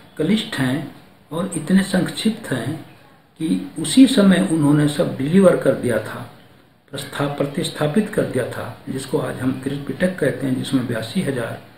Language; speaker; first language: Hindi; native; Hindi